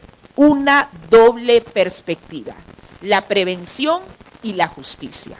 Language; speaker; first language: Spanish; native; Spanish